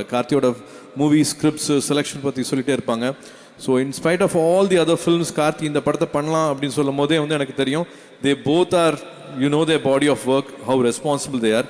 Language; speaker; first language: Tamil; native; Tamil